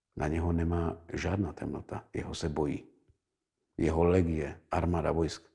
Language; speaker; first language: Czech; native; Czech